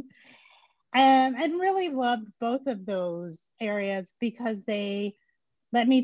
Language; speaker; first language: English; native; English